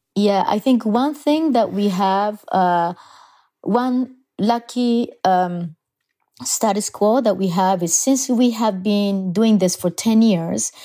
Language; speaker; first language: English; non-native, fluent; Japanese